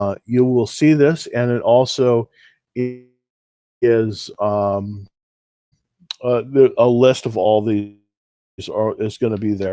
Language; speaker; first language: English; native; English